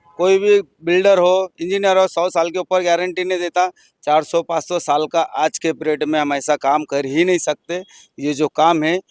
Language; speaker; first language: Hindi; non-native, local second language; Urdu